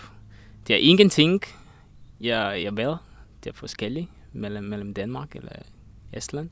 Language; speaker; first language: Danish; non-native, learner; Estonian